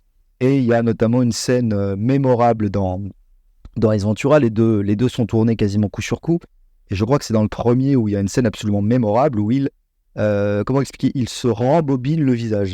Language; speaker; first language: French; native; French